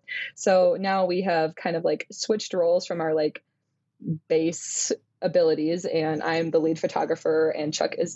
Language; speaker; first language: English; native; English